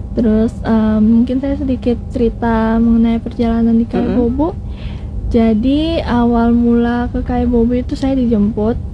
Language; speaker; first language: Indonesian; native; Indonesian